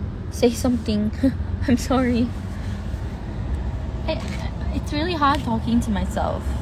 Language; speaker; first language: English; early bilingual, other home language; Korean